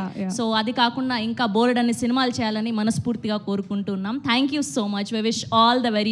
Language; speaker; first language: Telugu; native; Telugu